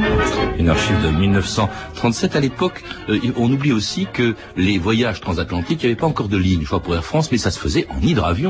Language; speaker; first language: French; native; French